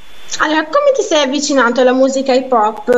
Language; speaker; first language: Italian; native; Italian